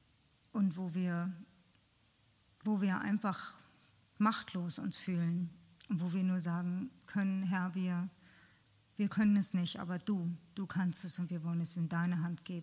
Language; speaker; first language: German; native; German